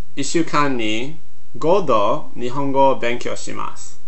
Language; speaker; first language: Japanese; non-native, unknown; English